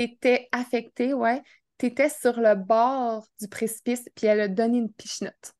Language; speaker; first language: French; native; French